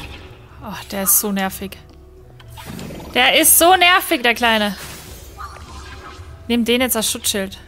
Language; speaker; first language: German; native; German